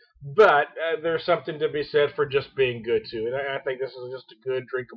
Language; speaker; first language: English; native; English